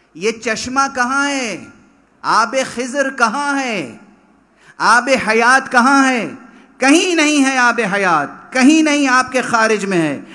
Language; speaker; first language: Urdu; native; Urdu